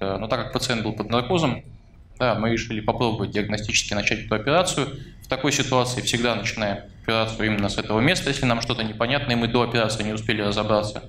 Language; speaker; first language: Russian; native; Russian